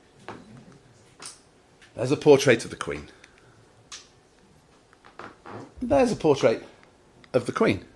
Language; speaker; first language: English; native; English